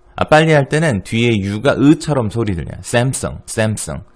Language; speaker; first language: Korean; native; Korean